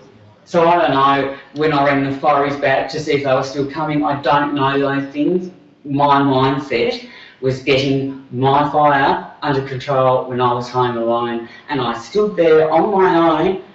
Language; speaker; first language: English; native; English